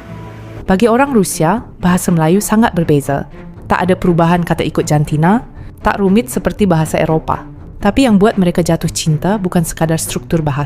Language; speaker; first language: Malay; native; Malay